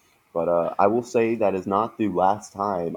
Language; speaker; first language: English; native; English